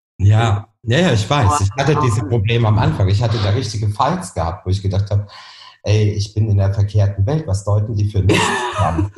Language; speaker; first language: German; native; German